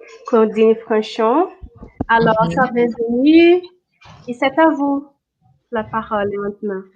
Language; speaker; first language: French; non-native, fluent; Portuguese